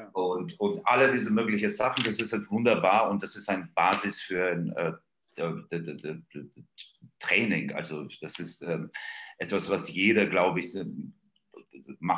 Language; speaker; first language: German; non-native, fluent; Georgian